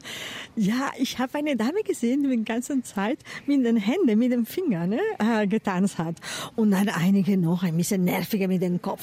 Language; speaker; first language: German; non-native, fluent; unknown